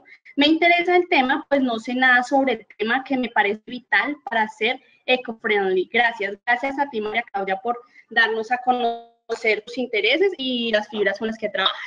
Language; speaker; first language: Spanish; native; Spanish